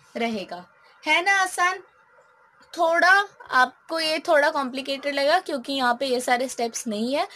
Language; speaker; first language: Hindi; non-native, local second language; Marathi